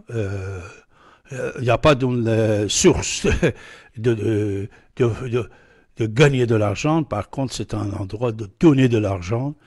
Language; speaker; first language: French; non-native, fluent; Persian